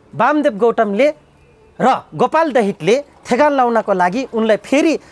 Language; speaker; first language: Nepali; non-native, local second language; Dangaura Tharu